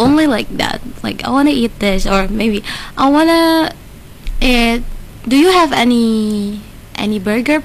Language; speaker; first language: English; non-native, learner; Indonesian